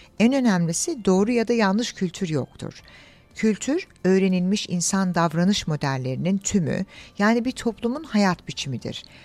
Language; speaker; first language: Turkish; early bilingual, heritage; Turkish